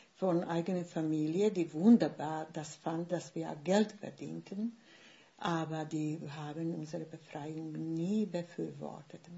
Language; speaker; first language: German; non-native, fluent; Bosnian